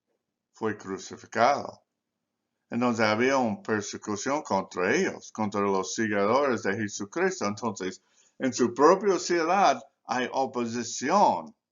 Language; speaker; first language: Spanish; non-native, fluent; English